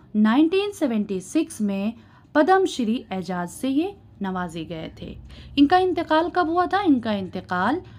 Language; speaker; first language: Urdu; native; Urdu